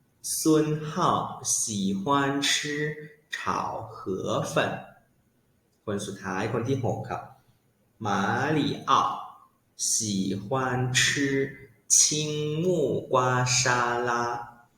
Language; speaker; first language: Chinese; non-native, fluent; Thai